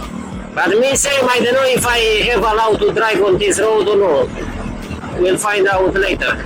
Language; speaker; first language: English; non-native, learner; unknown